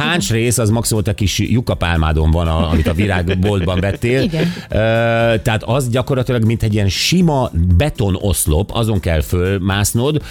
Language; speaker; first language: Hungarian; native; Hungarian